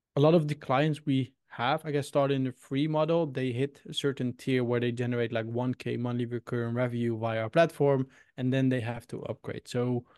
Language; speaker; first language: English; non-native, fluent; Dutch